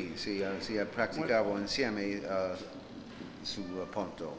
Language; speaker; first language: Italian; non-native, learner; English